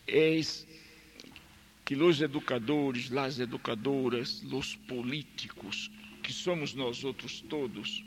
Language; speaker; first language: Spanish; non-native, fluent; Portuguese